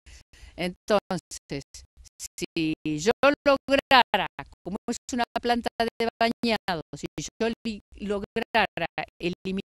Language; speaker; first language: Spanish; native; Spanish